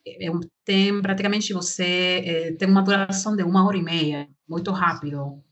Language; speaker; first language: Portuguese; non-native, learner; Spanish